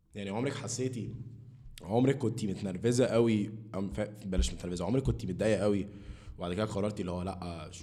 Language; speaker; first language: Arabic; early bilingual, heritage; Arabic